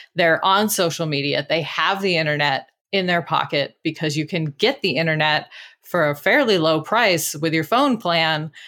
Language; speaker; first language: English; native; English